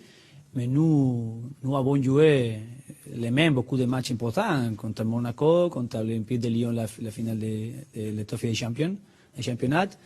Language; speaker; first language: French; non-native, learner; Spanish